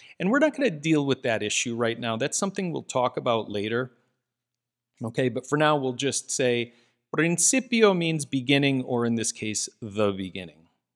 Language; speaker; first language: English; native; English